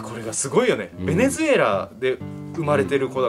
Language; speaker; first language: Japanese; native; Japanese